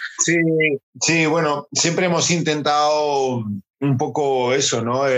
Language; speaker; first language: Spanish; native; Spanish